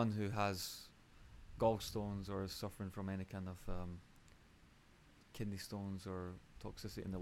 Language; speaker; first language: English; native; English